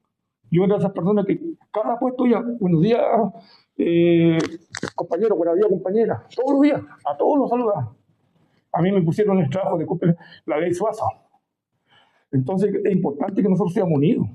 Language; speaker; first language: Spanish; native; Spanish